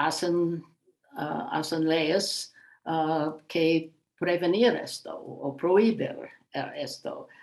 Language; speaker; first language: Spanish; non-native, learner; English